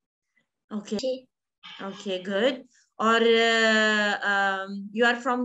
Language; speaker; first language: English; non-native, fluent; Hindi